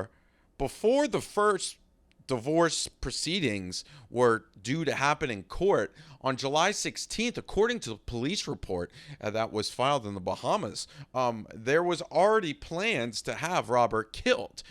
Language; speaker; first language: English; native; English